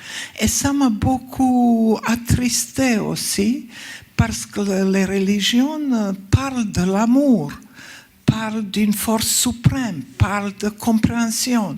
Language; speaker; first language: French; non-native, fluent; Croatian